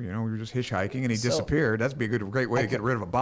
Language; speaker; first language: English; native; English